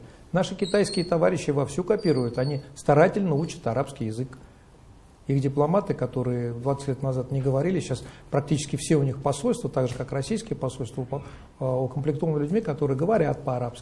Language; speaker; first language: Russian; native; Russian